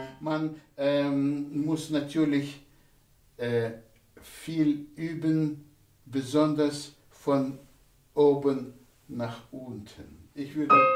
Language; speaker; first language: German; non-native, fluent; Russian